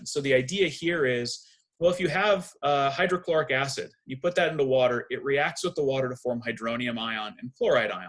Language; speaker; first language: English; native; English